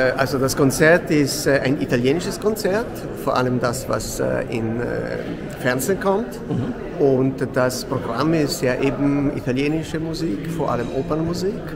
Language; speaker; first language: German; non-native, fluent; Italian